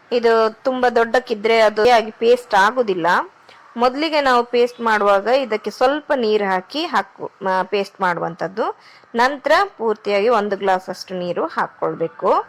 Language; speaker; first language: Kannada; non-native, local second language; Konkani